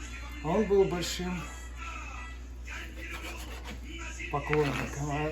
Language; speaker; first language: Russian; native; Russian